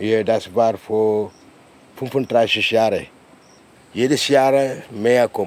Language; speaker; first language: German; non-native, learner; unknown